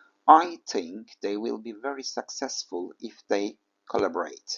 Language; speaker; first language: English; non-native, fluent; Turkish